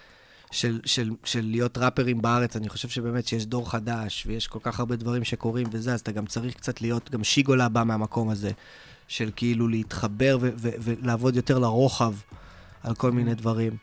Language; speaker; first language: Hebrew; native; Hebrew